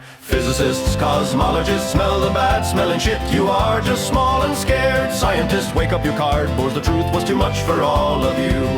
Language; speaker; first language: English; non-native, fluent; Finnish